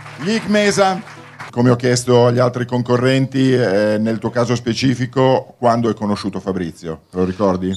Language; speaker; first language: Italian; native; Italian